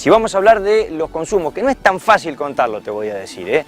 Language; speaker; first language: Spanish; native; Spanish